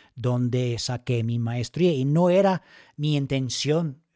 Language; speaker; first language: Spanish; non-native, fluent; English